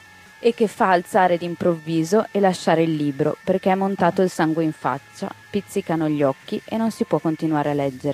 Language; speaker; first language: Italian; native; Italian